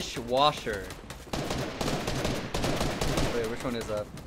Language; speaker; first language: English; native; English